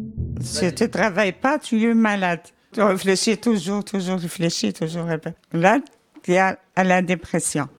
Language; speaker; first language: French; non-native, learner; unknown